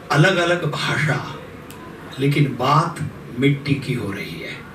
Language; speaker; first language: Hindi; native; Hindi